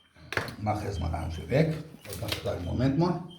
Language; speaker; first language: German; non-native, local second language; Kurdish